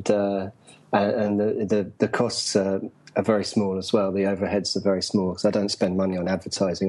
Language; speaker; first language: English; native; English